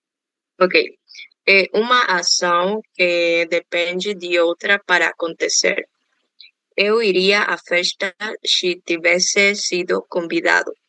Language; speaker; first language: Portuguese; non-native, learner; Spanish